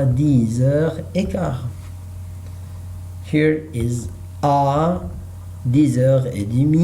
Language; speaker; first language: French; non-native, learner; Arabic